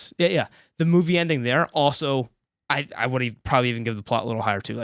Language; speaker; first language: English; native; English